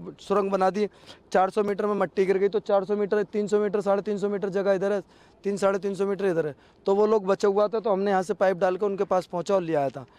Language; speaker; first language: Hindi; native; Hindi